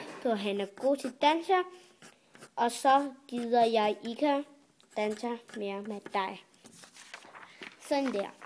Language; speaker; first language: Danish; early bilingual, other home language; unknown